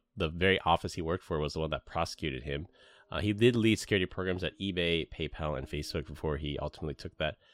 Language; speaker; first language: English; native; English